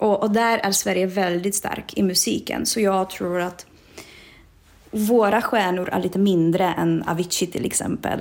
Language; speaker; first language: Swedish; non-native, fluent; Czech